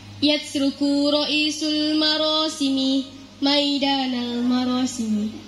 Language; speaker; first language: Arabic; non-native, learner; Indonesian